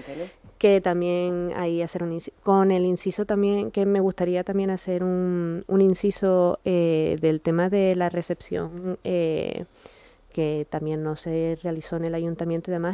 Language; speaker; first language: Spanish; native; Spanish